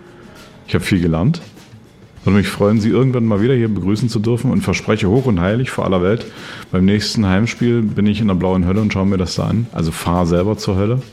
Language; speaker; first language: German; native; German